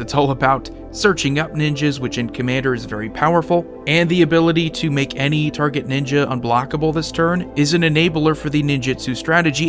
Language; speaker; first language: English; native; English